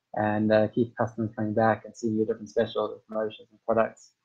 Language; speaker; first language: English; native; English